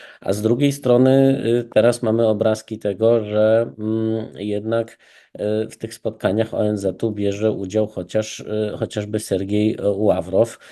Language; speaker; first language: Polish; native; Polish